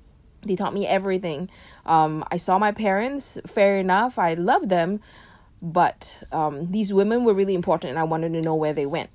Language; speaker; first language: English; native; English